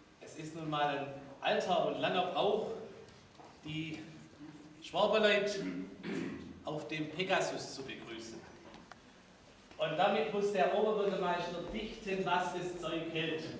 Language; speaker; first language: German; native; German